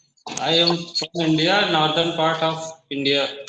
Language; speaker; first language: English; non-native, learner; Hindi